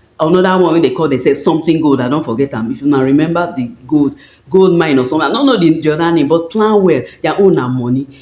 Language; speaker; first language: Nigerian Pidgin; native; Nigerian Pidgin